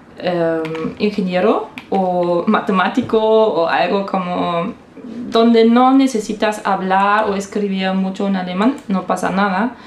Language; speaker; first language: Spanish; non-native, fluent; German